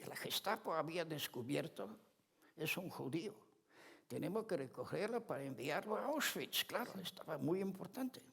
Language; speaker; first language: Spanish; non-native, fluent; Ladino